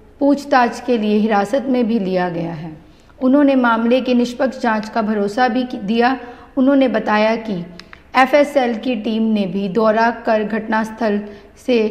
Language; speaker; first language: Hindi; native; Hindi